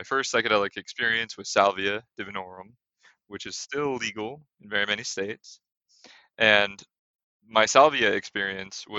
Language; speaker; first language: English; native; English